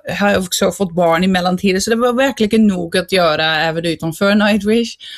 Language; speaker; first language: Swedish; non-native, fluent; Dutch